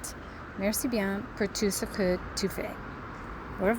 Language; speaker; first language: French; non-native, learner; English